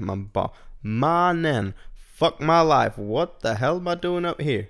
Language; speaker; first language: English; native; English